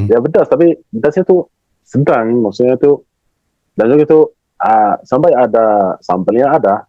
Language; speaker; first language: Indonesian; non-native, fluent; Arabic